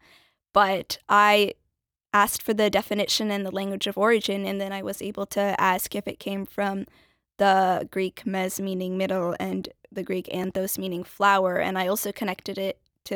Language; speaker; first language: English; early bilingual, other home language; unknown